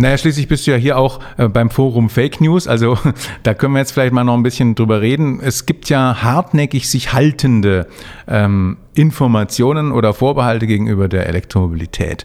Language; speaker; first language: German; native; German